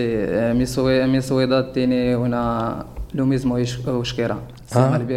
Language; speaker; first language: Spanish; non-native, learner; Berber languages